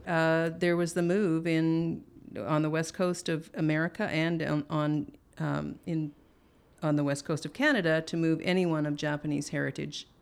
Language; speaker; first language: English; native; English